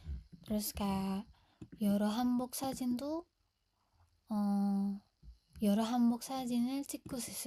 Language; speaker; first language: Korean; non-native, fluent; Indonesian